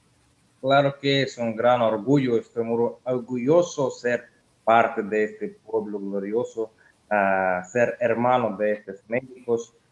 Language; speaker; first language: Spanish; non-native, learner; Russian